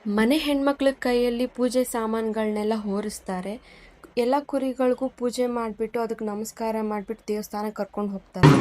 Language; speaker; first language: Kannada; non-native, local second language; Lambadi